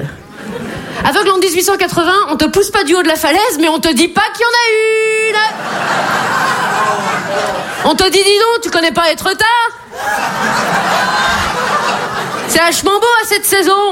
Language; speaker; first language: French; native; French